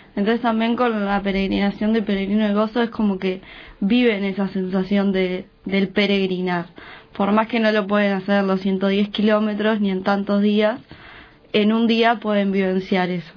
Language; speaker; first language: Spanish; native; Spanish